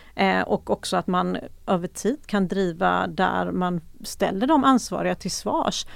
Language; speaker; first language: Swedish; early bilingual, other home language; Persian